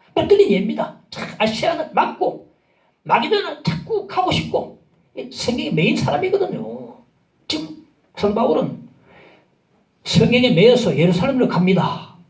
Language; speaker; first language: Korean; native; Korean